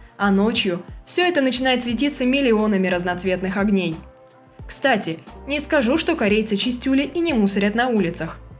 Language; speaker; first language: Russian; native; Russian